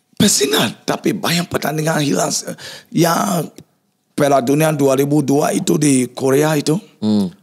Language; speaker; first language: Indonesian; non-native, fluent; English